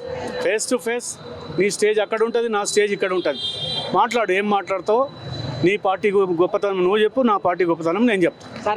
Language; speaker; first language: Telugu; native; Telugu